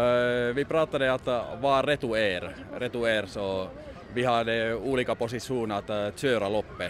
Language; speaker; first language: Swedish; non-native, learner; Finnish